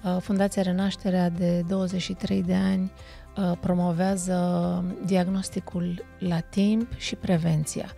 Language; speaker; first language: Romanian; native; Romanian